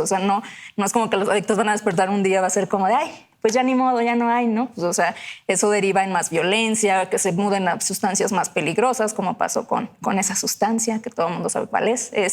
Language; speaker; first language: Spanish; native; Spanish